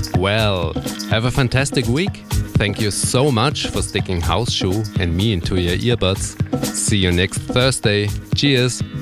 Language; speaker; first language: English; non-native, fluent; German